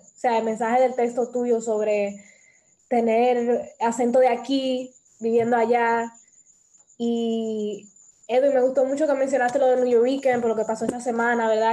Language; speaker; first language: Spanish; early bilingual, heritage; Spanish